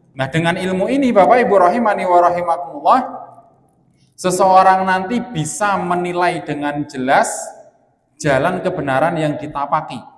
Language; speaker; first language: Indonesian; non-native, local second language; Javanese